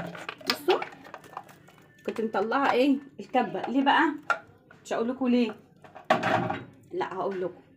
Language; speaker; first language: Arabic; native; Arabic